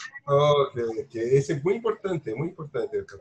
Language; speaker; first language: Spanish; non-native, learner; Portuguese